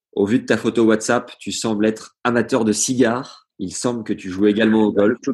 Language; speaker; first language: French; native; French